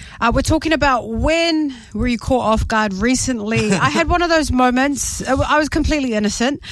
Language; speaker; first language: English; native; English